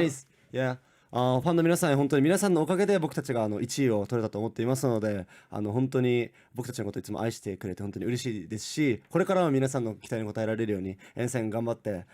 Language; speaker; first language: Japanese; non-native, fluent; Korean